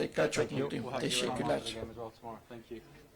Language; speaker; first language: Turkish; non-native, learner; Portuguese